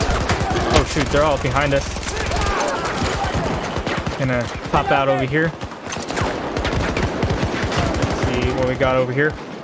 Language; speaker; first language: English; native; English